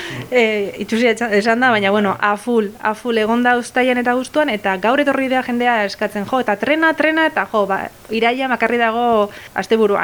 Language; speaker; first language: Basque; non-native, local second language; Spanish